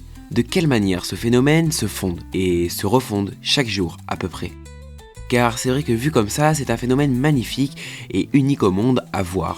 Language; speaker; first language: French; native; French